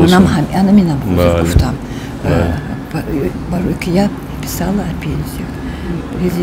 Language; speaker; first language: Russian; non-native, local second language; Tajik